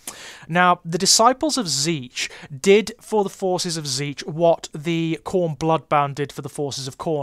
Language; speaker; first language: English; native; English